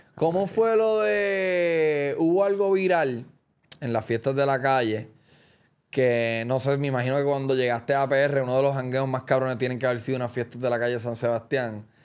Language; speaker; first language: Spanish; native; Spanish